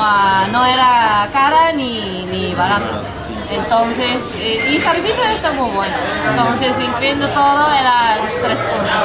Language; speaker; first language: Spanish; non-native, fluent; Japanese